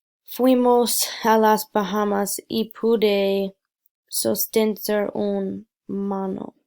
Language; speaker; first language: Spanish; non-native, learner; English